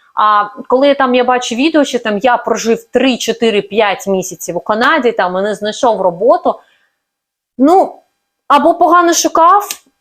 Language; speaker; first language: Ukrainian; native; Ukrainian